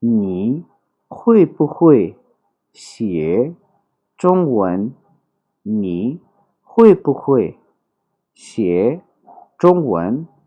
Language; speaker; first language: Chinese; non-native, fluent; Urdu